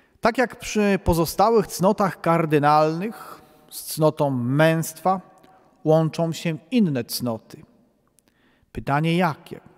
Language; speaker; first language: Polish; native; Polish